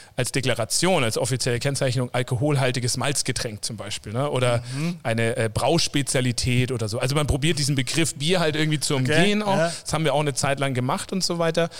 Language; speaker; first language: German; native; German